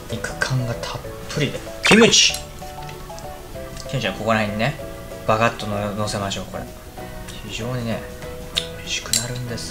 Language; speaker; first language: Japanese; native; Japanese